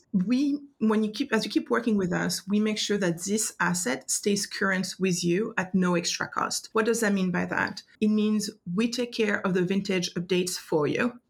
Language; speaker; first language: English; non-native, fluent; French